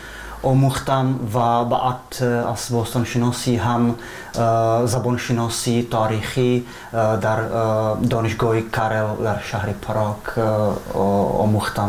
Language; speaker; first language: Persian; non-native, fluent; Czech